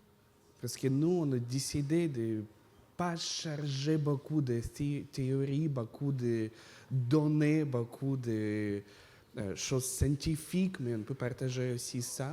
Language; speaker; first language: French; non-native, fluent; Russian